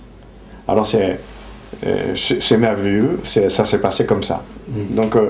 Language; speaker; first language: French; non-native, fluent; Japanese